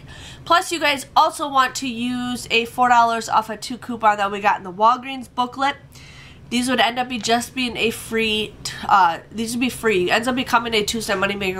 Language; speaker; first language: English; native; English